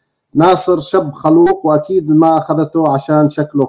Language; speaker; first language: Arabic; native; Arabic